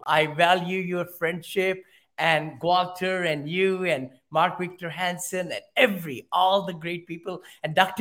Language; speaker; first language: English; non-native, local second language; Hindi